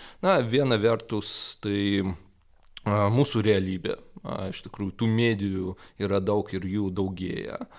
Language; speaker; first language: Lithuanian; non-native, local second language; Russian